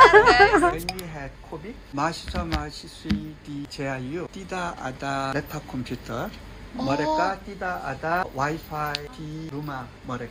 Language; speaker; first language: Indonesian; non-native, learner; Korean